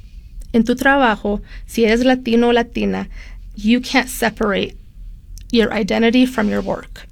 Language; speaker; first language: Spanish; early bilingual, heritage; Spanish